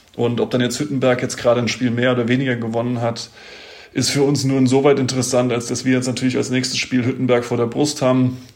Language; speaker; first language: German; native; German